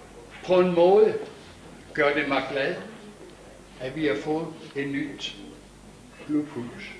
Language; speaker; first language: Danish; native; Danish